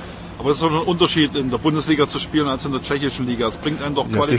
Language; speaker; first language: German; native; German